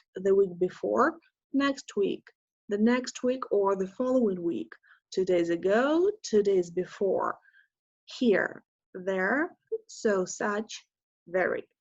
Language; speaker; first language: English; non-native, fluent; Russian